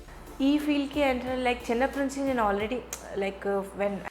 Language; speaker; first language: Telugu; non-native, fluent; Hindi